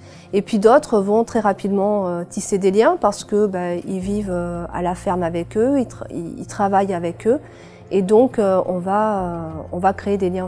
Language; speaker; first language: French; native; French